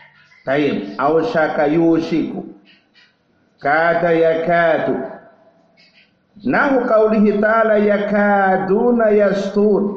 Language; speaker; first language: Arabic; non-native, fluent; Indonesian